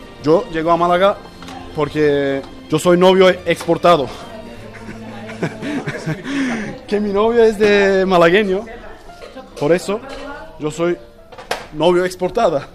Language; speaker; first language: Spanish; non-native, learner; Turkish